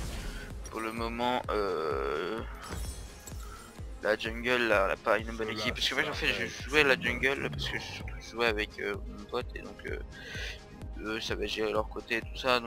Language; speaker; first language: French; native; French